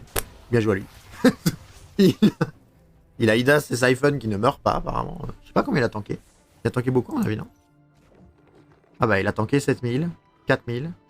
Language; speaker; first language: French; native; French